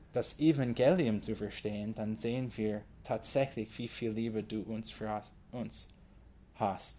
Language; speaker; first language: German; non-native, fluent; English